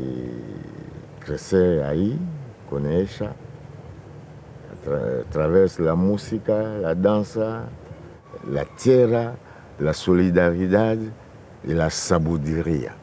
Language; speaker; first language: Spanish; non-native, fluent; Lingala